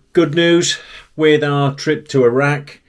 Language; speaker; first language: English; native; English